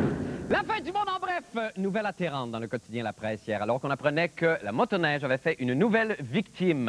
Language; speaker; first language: French; native; French